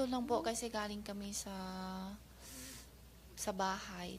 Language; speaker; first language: Filipino; non-native, learner; Chinese